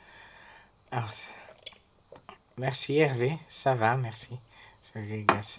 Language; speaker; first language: French; native; French